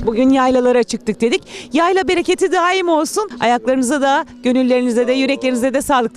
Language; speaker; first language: Turkish; native; Turkish